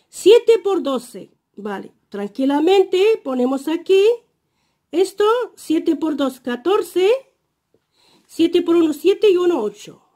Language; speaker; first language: Spanish; non-native, fluent; Arabic